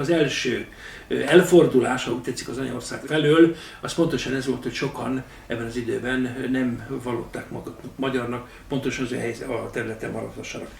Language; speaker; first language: Hungarian; native; Hungarian